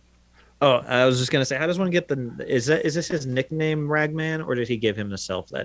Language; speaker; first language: English; native; English